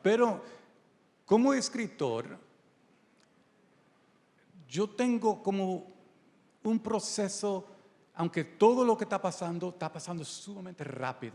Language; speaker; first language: Spanish; early bilingual, heritage; Spanish